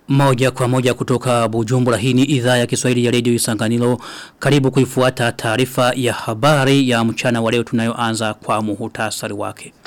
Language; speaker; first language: Swahili; non-native, local second language; Rundi